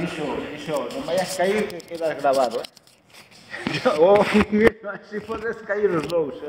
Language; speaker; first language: Spanish; non-native, local second language; Galician